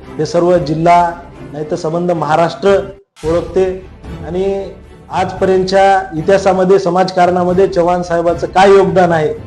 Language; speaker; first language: Marathi; native; Marathi